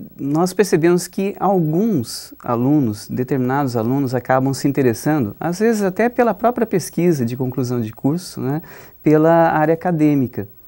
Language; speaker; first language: Portuguese; native; Portuguese